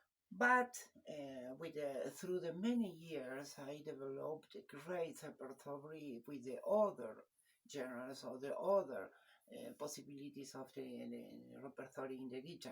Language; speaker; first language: English; non-native, learner; Spanish